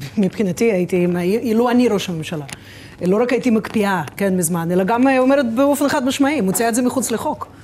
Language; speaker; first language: Hebrew; non-native, fluent; Russian